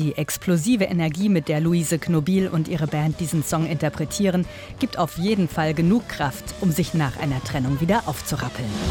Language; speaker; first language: German; native; German